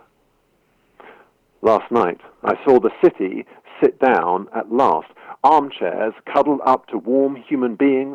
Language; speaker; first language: English; native; English